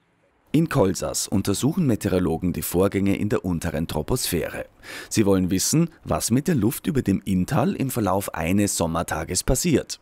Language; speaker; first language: German; native; German